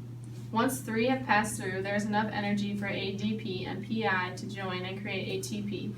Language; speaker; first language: English; native; English